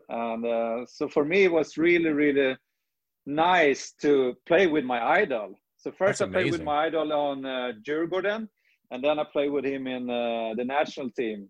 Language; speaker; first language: English; non-native, fluent; Swedish